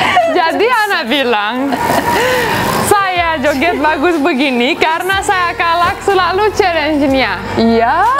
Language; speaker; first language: Indonesian; non-native, fluent; Russian